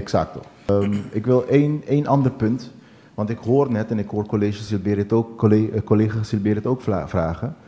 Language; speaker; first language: Dutch; non-native, local second language; Papiamento